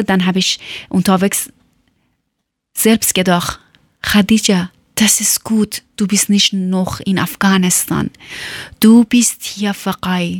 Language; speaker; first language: German; non-native, learner; Persian